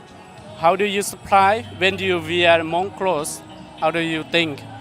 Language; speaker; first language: English; non-native, learner; Hmong